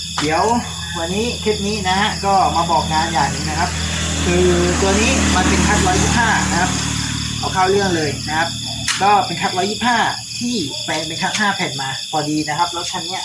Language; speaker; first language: Thai; native; Thai